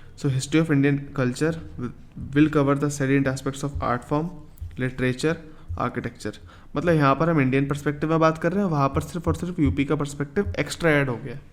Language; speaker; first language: Hindi; native; Hindi